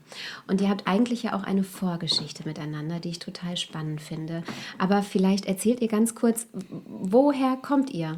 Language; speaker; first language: German; native; German